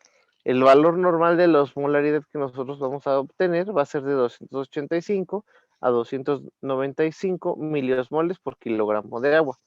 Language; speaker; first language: Spanish; native; Spanish